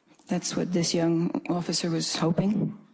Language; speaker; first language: English; native; English